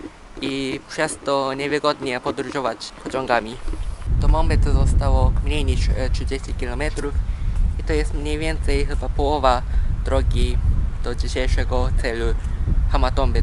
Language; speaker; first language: Polish; early bilingual, heritage; Polish